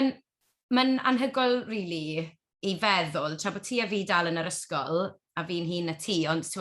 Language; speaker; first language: Welsh; native; Welsh